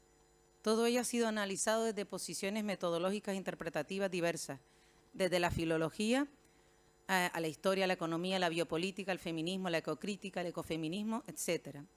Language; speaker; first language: Spanish; native; Spanish